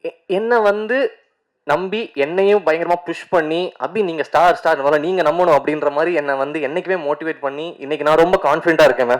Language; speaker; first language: Tamil; native; Tamil